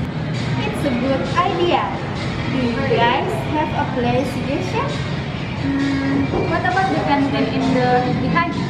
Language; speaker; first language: English; non-native, learner; Indonesian